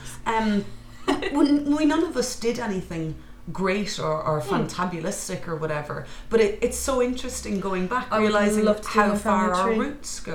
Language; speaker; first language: English; native; English